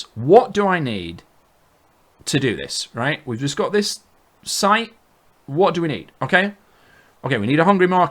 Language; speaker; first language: English; native; English